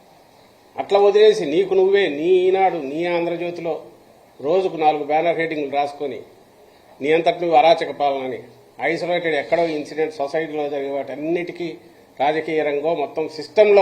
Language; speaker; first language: Telugu; native; Telugu